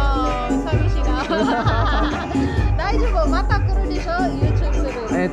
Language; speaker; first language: Japanese; non-native, learner; Filipino